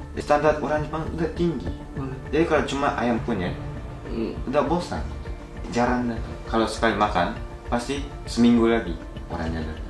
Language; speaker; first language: Indonesian; non-native, learner; Japanese